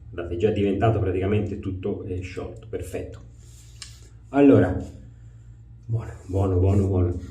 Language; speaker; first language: Italian; native; Italian